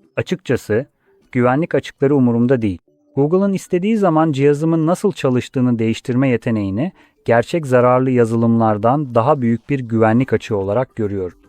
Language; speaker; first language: Turkish; non-native, fluent; Polish